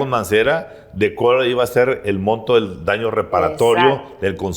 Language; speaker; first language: Spanish; native; Spanish